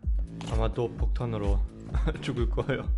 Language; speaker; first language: Korean; non-native, fluent; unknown